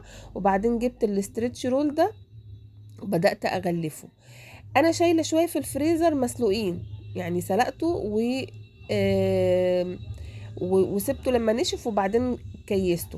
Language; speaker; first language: Arabic; native; Arabic